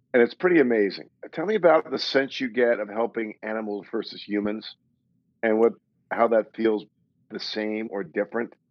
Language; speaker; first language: English; native; English